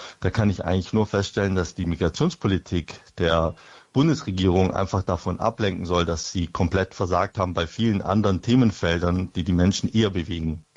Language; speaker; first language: German; early bilingual, other home language; Italian